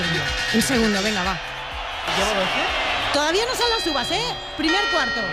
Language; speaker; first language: Spanish; native; Spanish